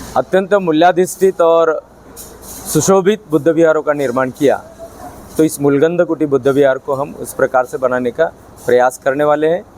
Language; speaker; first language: Hindi; non-native, local second language; Marathi